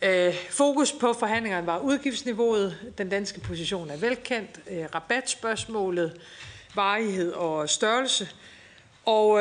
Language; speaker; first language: Danish; native; Danish